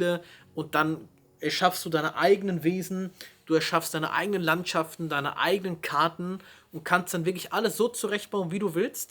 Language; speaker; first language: German; native; German